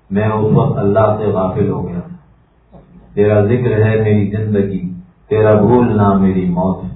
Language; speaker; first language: Urdu; native; Urdu